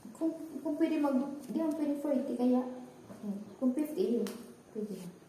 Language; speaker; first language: Filipino; non-native, local second language; Bikol